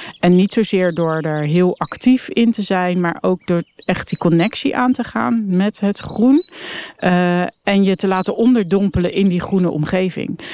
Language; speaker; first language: Dutch; native; Dutch